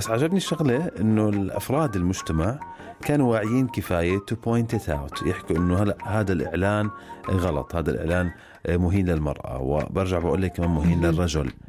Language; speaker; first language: Arabic; native; Arabic